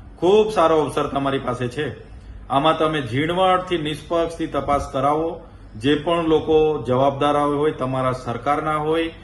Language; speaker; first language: Gujarati; non-native, local second language; Vasavi